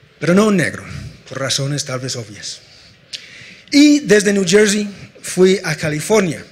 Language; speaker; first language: Spanish; non-native, fluent; English